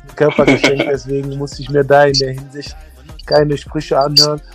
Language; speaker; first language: German; early bilingual, other home language; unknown